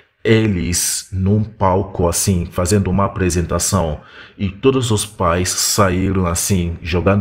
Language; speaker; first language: Portuguese; non-native, fluent; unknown